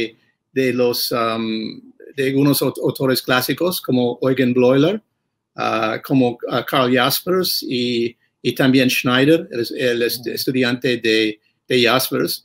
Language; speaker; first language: Spanish; non-native, fluent; English